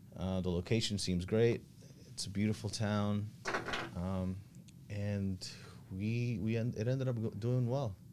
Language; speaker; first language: English; native; English